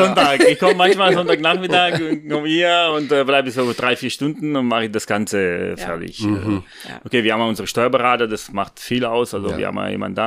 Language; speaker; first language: German; non-native, fluent; Italian